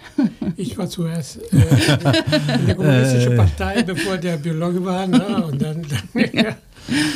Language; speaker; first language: German; non-native, fluent; Spanish